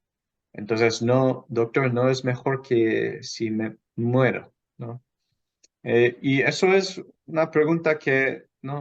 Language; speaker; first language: Spanish; non-native, fluent; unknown